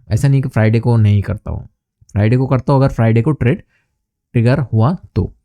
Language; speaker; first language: Hindi; non-native, local second language; Bangla